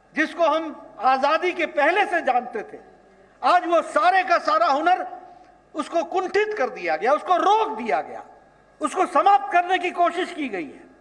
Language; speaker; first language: Hindi; native; Hindi